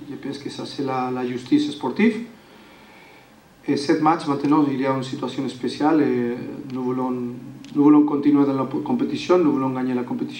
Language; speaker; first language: French; non-native, learner; Spanish